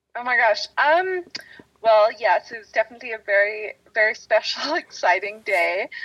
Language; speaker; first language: English; native; English